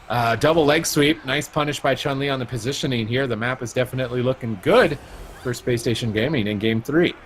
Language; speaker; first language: English; native; English